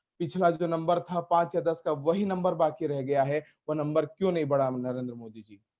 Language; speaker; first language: Hindi; native; Hindi